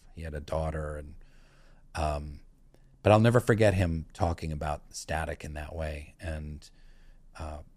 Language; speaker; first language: English; native; English